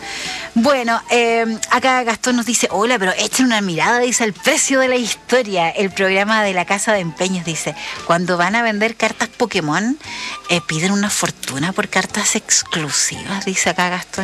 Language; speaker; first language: Spanish; native; Spanish